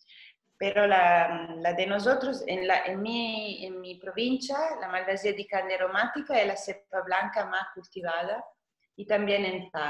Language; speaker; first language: Spanish; non-native, fluent; Italian